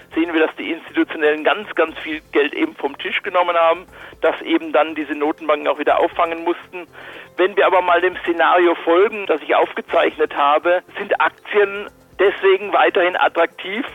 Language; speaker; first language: German; native; German